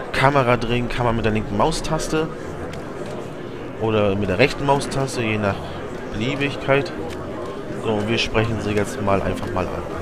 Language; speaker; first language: German; native; German